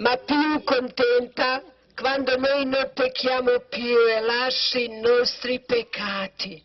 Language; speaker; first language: Italian; non-native, learner; Croatian